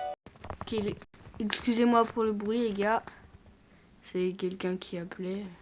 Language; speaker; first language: French; native; French